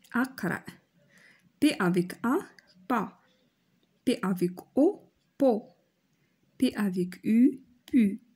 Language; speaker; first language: French; non-native, local second language; Arabic